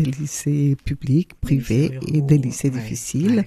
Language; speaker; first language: French; non-native, fluent; Spanish